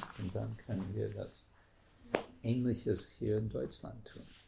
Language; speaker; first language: German; non-native, fluent; English